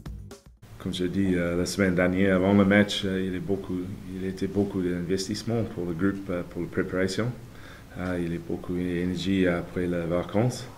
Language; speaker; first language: French; non-native, fluent; English